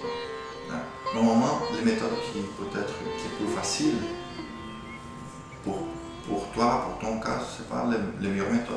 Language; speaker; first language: French; non-native, fluent; Portuguese